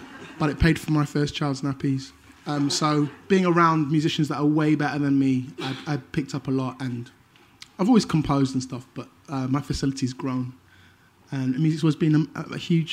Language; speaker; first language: English; native; English